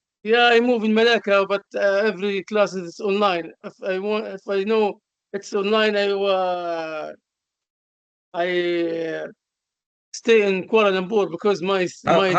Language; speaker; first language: English; non-native, learner; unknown